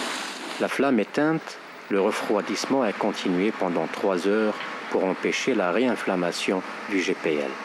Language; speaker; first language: French; non-native, local second language; Arabic